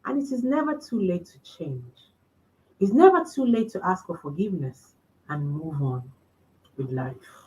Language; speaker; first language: English; non-native, local second language; Yoruba